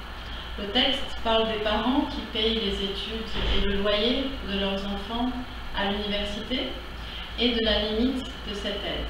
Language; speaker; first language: French; non-native, learner; Korean